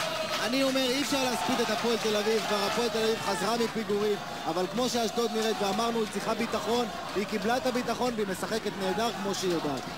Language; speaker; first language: Hebrew; native; Hebrew